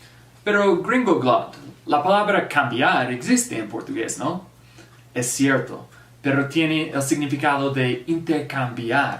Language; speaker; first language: Spanish; non-native, fluent; English